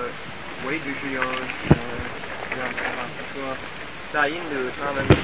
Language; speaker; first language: Chinese; non-native, fluent; English